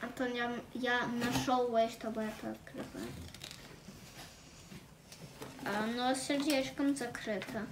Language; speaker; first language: Russian; early bilingual, heritage; Russian